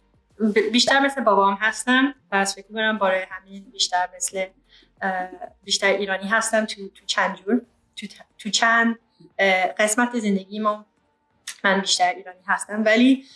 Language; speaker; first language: Persian; early bilingual, heritage; English